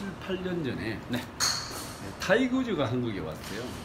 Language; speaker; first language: Korean; native; Korean